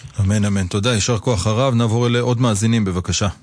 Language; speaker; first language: Hebrew; native; Hebrew